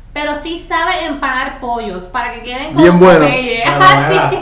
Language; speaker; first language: Spanish; native; Spanish